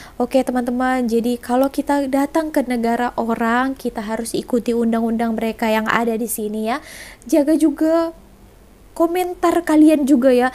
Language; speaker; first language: Indonesian; native; Indonesian